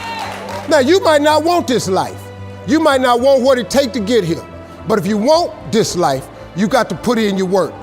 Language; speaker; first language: English; native; English